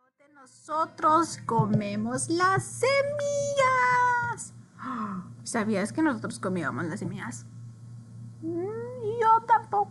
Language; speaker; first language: Spanish; early bilingual, heritage; English